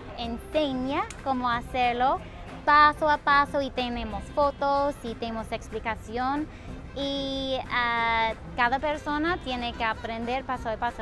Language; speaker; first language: Spanish; non-native, fluent; English